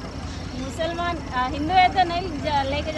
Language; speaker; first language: Hindi; non-native, local second language; Telugu